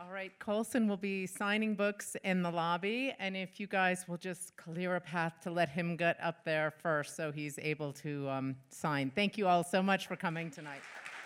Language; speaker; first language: English; native; English